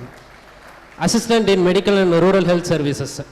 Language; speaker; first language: Tamil; native; Tamil